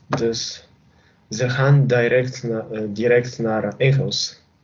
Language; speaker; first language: Dutch; non-native, learner; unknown